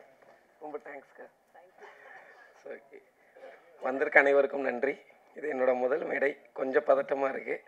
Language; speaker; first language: Tamil; native; Tamil